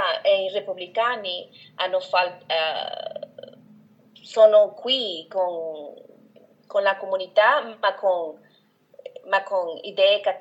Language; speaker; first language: Italian; non-native, fluent; Spanish